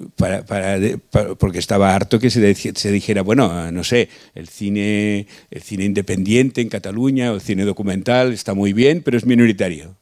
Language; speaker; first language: Spanish; non-native, local second language; Catalan